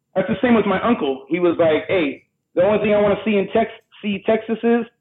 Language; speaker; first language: English; native; English